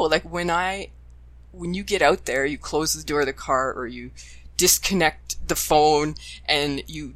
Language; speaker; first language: English; native; English